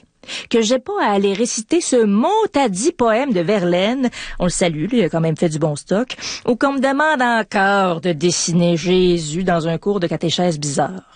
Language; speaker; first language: French; native; French